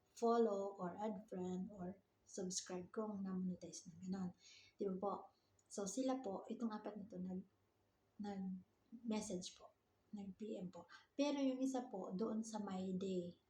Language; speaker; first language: Filipino; non-native, local second language; Waray